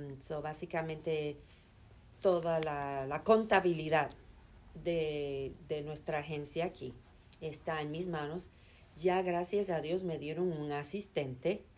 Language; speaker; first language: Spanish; early bilingual, heritage; Spanish